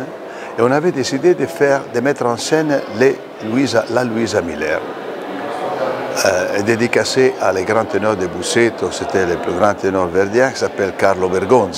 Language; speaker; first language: French; non-native, fluent; Italian